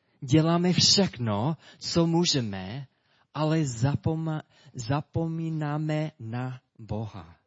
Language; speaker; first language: Czech; non-native, fluent; English